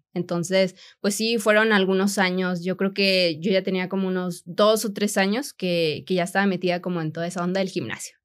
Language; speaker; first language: Spanish; native; Spanish